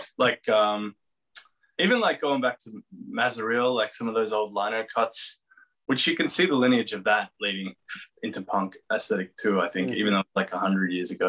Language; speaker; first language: English; native; English